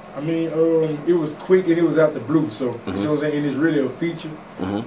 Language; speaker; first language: English; native; English